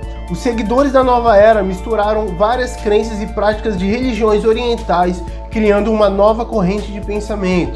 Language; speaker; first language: Portuguese; native; Portuguese